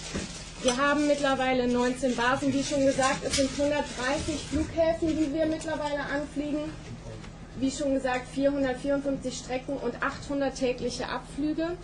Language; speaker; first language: German; native; German